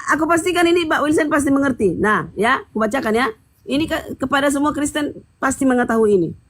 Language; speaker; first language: Indonesian; native; Indonesian